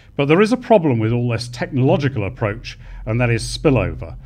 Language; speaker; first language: English; native; English